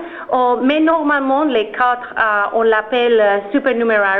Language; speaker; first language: French; non-native, learner; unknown